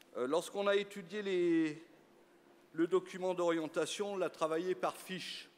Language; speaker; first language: French; native; French